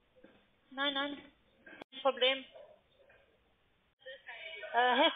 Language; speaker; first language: German; non-native, learner; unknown